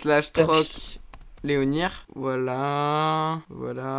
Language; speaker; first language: French; native; French